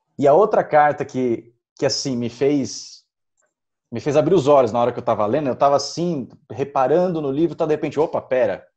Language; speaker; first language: Portuguese; early bilingual, other home language; Spanish